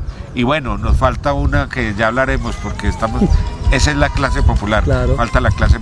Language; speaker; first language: Spanish; native; Spanish